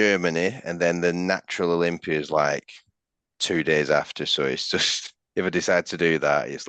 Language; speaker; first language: English; native; English